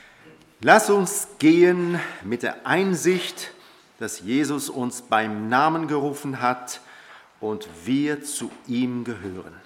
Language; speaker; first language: German; non-native, local second language; French